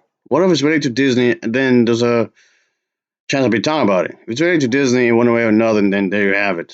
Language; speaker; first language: English; native; English